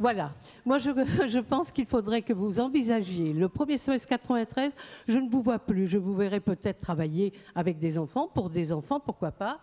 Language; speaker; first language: French; native; French